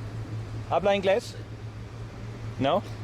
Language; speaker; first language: Spanish; non-native, learner; English